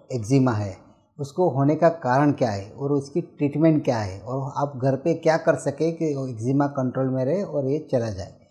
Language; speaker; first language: Hindi; non-native, local second language; Gujarati